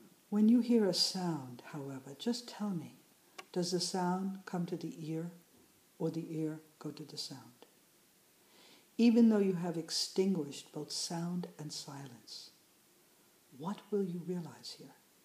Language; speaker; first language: English; native; English